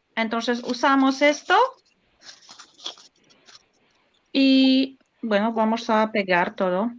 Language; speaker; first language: Spanish; non-native, learner; Polish